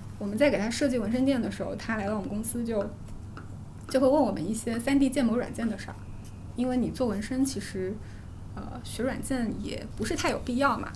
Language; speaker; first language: Chinese; native; Chinese